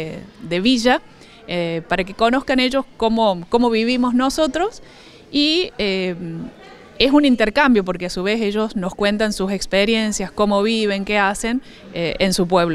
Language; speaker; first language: Spanish; native; Spanish